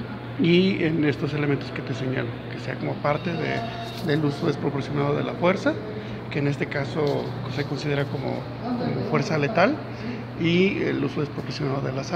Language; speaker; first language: Spanish; native; Spanish